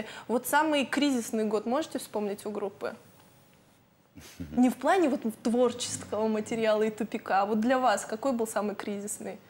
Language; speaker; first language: Russian; native; Russian